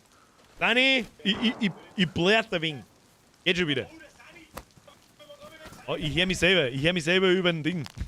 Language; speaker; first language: German; native; German